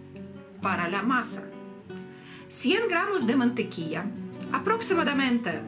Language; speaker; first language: Spanish; non-native, learner; Russian